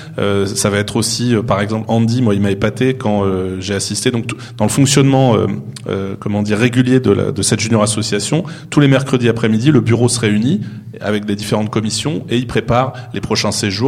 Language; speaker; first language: French; native; French